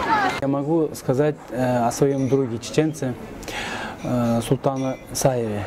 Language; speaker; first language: Russian; non-native, local second language; Kyrgyz